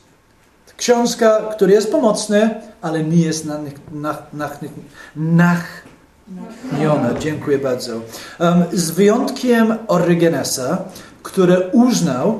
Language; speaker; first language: Polish; non-native, fluent; English